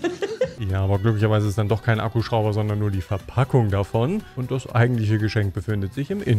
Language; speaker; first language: German; native; German